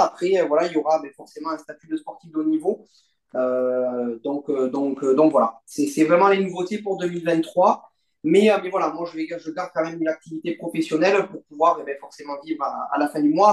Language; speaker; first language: French; native; French